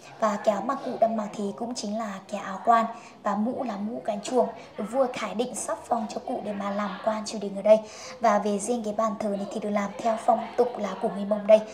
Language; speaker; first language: Vietnamese; non-native, local second language; Hmong